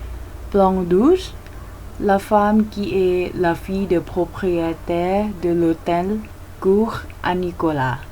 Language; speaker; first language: French; non-native, learner; Thai